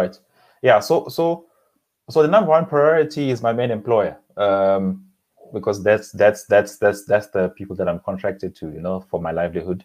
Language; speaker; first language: English; non-native, local second language; Zulu